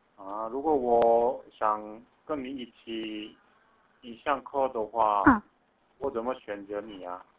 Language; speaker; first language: Chinese; non-native, fluent; Korean